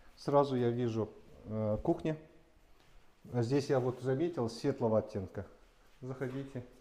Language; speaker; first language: Russian; non-native, local second language; Kazakh